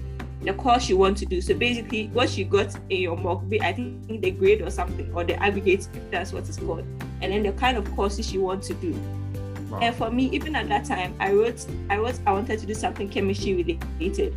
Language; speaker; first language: English; non-native, local second language; Akan